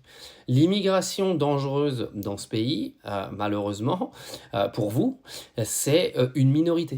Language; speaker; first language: French; native; French